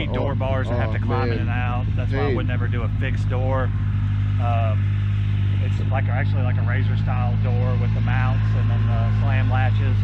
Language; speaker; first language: English; native; English